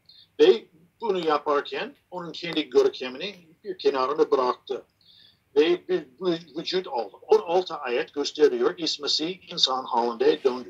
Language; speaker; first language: Turkish; non-native, fluent; English